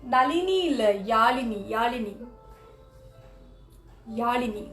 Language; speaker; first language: Tamil; non-native, local second language; Kannada